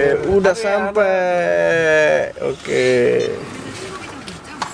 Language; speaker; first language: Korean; non-native, learner; Indonesian